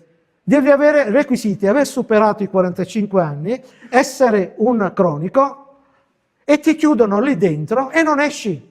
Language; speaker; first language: Italian; native; Italian